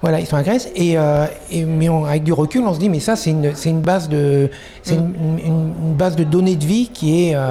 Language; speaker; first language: French; native; French